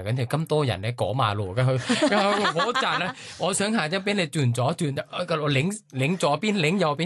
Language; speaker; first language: Cantonese; non-native, learner; Thai